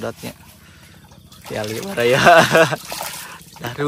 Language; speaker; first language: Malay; non-native, local second language; Sundanese